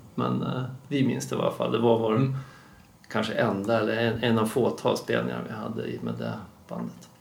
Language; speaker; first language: Swedish; native; Swedish